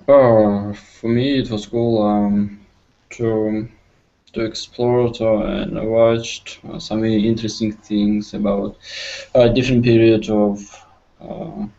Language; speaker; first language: English; non-native, learner; Russian